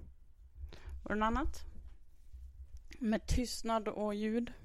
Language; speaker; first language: Swedish; native; Swedish